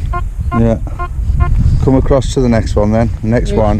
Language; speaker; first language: English; native; English